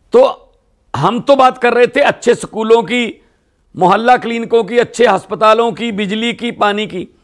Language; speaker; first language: Hindi; non-native, local second language; Punjabi